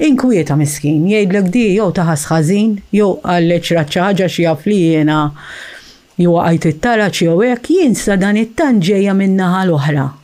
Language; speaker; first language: Maltese; early bilingual, heritage; Maltese